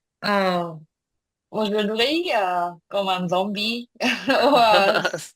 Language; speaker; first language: French; non-native, learner; Korean